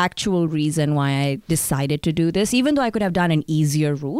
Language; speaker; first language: English; non-native, local second language; Urdu